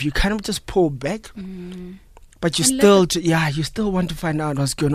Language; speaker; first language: English; non-native, local second language; Northern Sotho